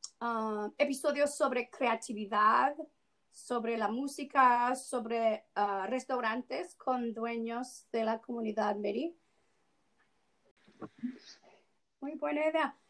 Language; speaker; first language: Spanish; non-native, fluent; English